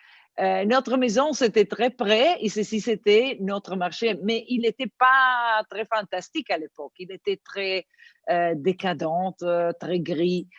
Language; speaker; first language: French; non-native, learner; Italian